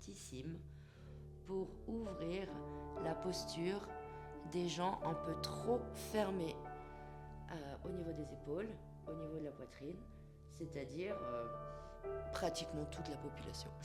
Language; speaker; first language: French; native; French